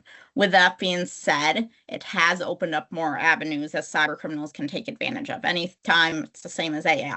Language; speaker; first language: English; native; English